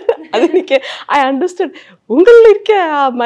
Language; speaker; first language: Tamil; non-native, learner; Malayalam